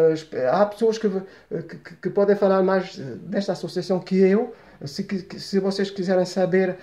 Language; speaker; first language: Portuguese; early bilingual, heritage; Portuguese